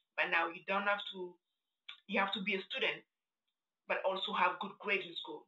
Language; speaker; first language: English; non-native, fluent; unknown